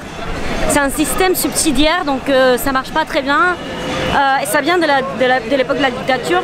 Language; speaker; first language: French; non-native, fluent; Spanish